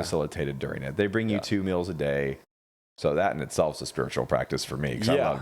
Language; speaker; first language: English; native; English